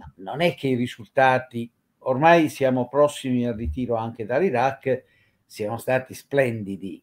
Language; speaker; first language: Italian; native; Italian